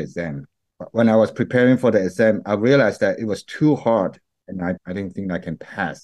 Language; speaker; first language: English; non-native, local second language; Min Nan Chinese